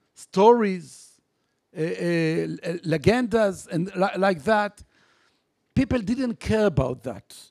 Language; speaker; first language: English; non-native, fluent; Hebrew